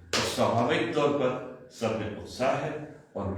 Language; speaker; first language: Hindi; non-native, local second language; Bangla